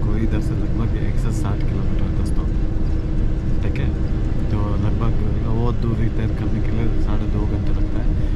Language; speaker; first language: Hindi; non-native, local second language; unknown